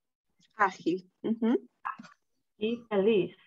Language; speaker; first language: Spanish; non-native, learner; Korean